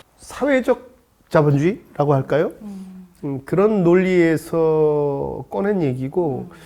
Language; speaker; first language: Korean; native; Korean